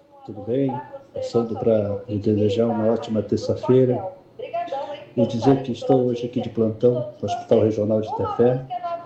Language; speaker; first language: Portuguese; native; Portuguese